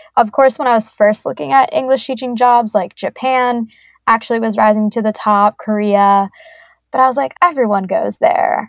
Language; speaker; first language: English; native; English